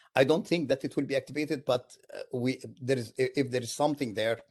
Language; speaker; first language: English; non-native, fluent; Arabic